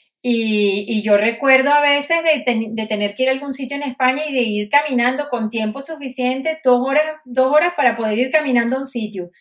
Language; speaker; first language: Spanish; native; Spanish